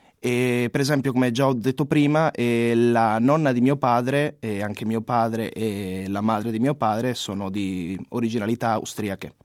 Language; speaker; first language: Italian; native; Italian